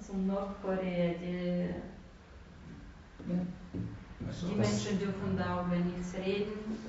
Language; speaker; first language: German; non-native, fluent; Russian